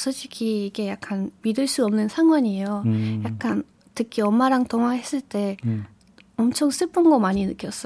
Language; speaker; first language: Korean; non-native, learner; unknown